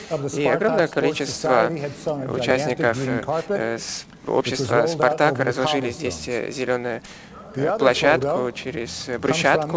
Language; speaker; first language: Russian; native; Russian